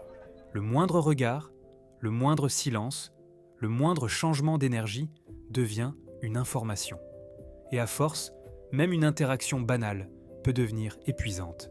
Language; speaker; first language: French; native; French